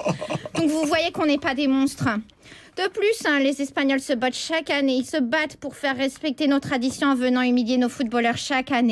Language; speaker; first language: French; native; French